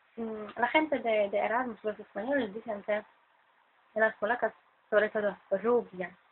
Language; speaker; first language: Spanish; non-native, fluent; Polish